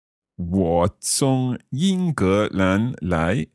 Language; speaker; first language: Chinese; non-native, learner; English